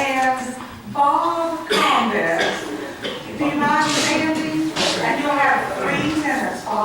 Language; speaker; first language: English; native; English